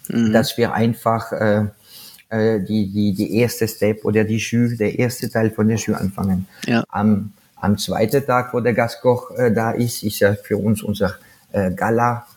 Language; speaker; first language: German; non-native, fluent; French